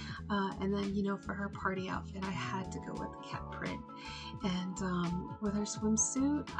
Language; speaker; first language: English; native; English